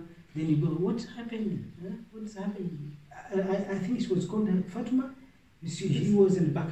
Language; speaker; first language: English; non-native, local second language; Swahili